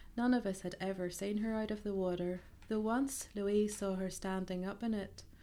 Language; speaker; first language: English; native; English